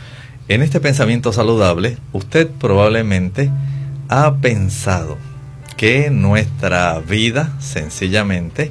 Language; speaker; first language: Spanish; native; Spanish